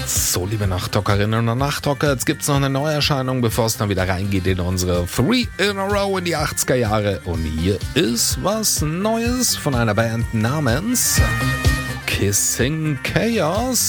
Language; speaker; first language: German; native; German